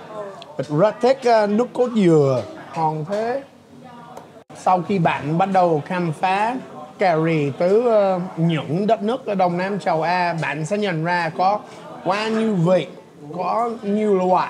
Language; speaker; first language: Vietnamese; non-native, fluent; English